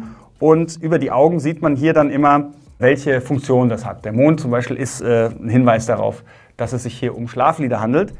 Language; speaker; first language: German; native; German